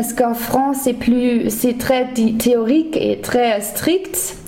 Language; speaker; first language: French; non-native, fluent; German